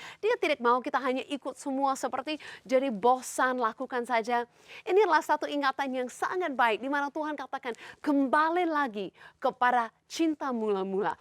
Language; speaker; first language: Indonesian; non-native, fluent; English